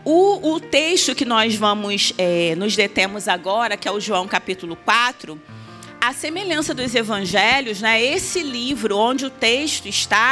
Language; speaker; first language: Portuguese; native; Portuguese